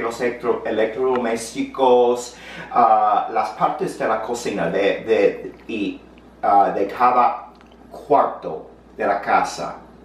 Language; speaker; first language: Spanish; non-native, fluent; English